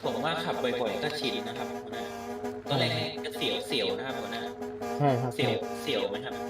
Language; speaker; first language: Thai; native; Thai